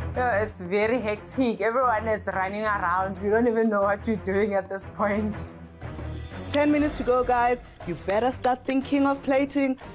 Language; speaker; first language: English; non-native, local second language; Northern Sotho